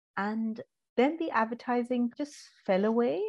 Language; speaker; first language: English; non-native, local second language; Malayalam